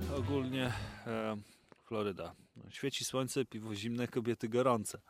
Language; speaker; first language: Polish; native; Polish